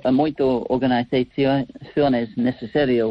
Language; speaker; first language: Spanish; non-native, learner; English